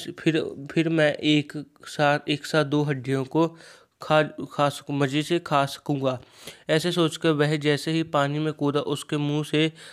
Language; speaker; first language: Hindi; non-native, local second language; Punjabi